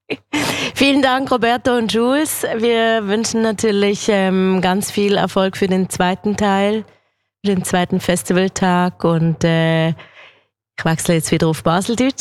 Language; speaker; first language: German; native; German